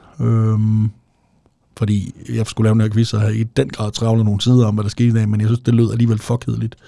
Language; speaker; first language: Danish; native; Danish